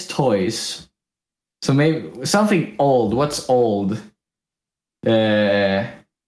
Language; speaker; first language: English; non-native, fluent; Swedish